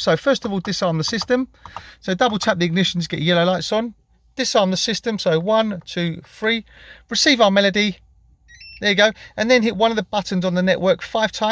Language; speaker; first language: English; native; English